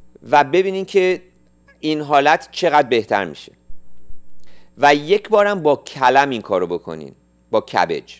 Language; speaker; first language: Persian; native; Persian